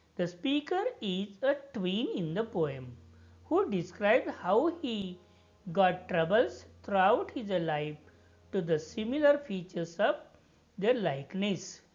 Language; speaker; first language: English; non-native, local second language; Marathi